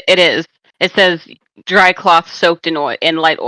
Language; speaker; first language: English; native; English